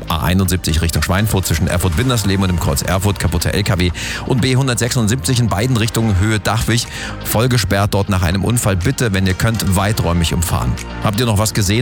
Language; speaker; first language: German; native; German